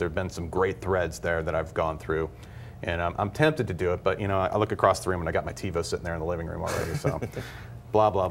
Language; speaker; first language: English; native; English